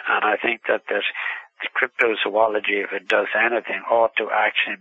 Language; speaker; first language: English; native; English